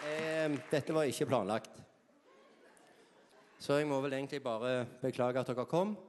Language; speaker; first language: Norwegian; native; Norwegian